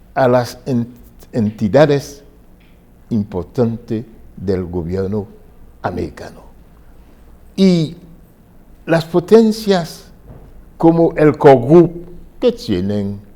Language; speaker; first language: Spanish; non-native, fluent; Haitian Creole